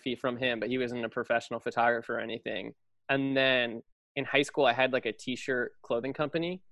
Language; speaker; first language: English; native; English